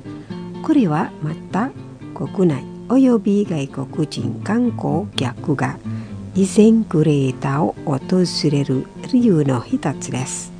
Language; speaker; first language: Japanese; non-native, fluent; Indonesian